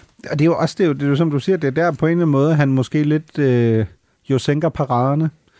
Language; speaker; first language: Danish; non-native, fluent; German